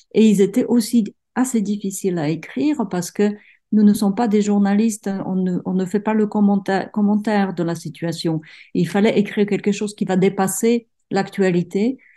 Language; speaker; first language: French; non-native, fluent; Czech